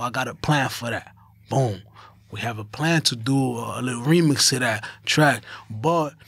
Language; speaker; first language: English; early bilingual, other home language; Spanish